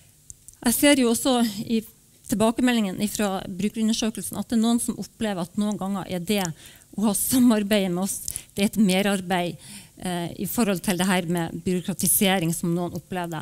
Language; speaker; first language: Norwegian; native; Norwegian